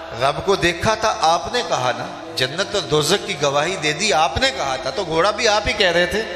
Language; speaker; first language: Urdu; non-native, local second language; Punjabi